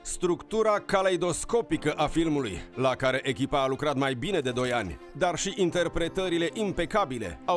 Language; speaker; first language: Romanian; native; Romanian